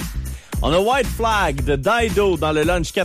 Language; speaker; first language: French; native; French